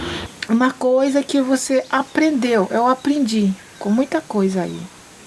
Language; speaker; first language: Portuguese; non-native, fluent; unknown